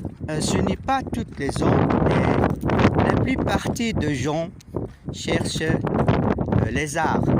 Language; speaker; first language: French; non-native, learner; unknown